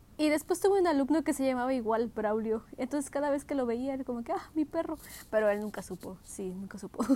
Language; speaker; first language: Spanish; early bilingual, heritage; Spanish